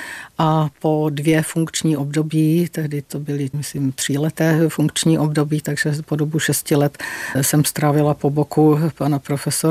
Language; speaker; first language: Czech; native; Czech